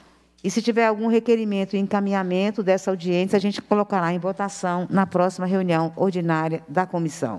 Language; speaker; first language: Portuguese; native; Portuguese